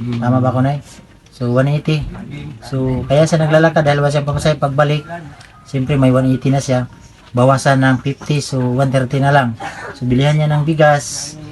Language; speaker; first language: Filipino; non-native, local second language; Cebuano